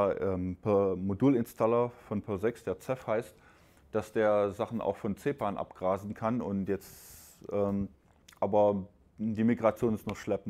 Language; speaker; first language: German; native; German